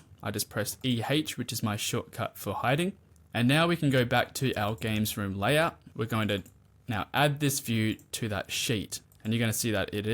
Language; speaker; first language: English; native; English